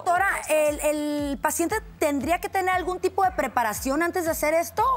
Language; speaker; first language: Spanish; native; Spanish